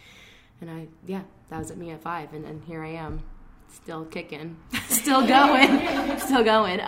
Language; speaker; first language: English; native; English